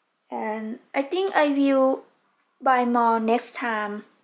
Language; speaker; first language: English; non-native, learner; Thai